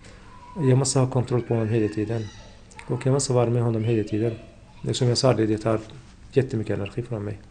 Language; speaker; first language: Swedish; non-native, fluent; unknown